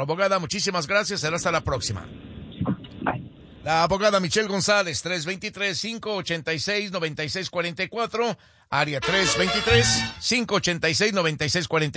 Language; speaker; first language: Spanish; native; Spanish